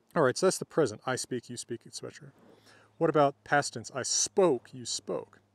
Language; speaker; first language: English; native; English